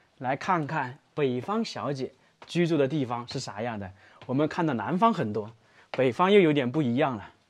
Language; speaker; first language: Chinese; native; Chinese